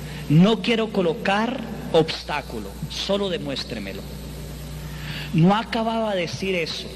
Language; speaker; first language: Spanish; native; Spanish